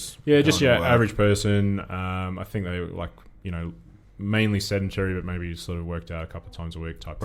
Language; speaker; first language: English; native; English